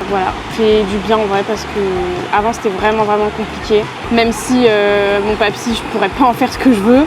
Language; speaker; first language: French; native; French